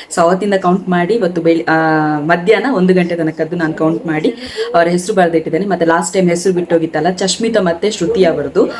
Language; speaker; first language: Kannada; non-native, local second language; Tulu